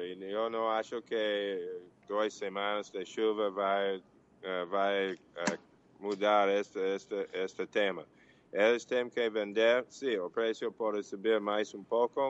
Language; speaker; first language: Portuguese; non-native, learner; English